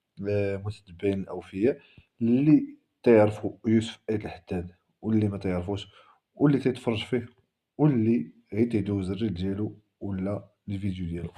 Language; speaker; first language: Arabic; native; Arabic